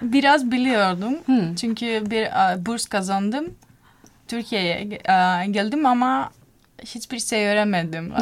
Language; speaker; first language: Turkish; non-native, learner; Finnish